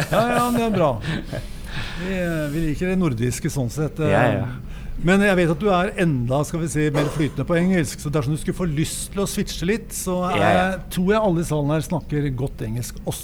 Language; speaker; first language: Norwegian; native; Norwegian